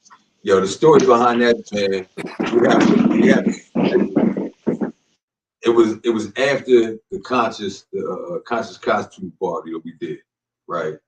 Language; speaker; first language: English; native; English